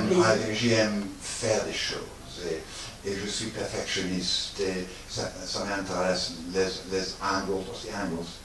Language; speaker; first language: French; non-native, learner; English